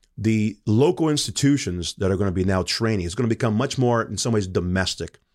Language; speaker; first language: English; non-native, fluent; Portuguese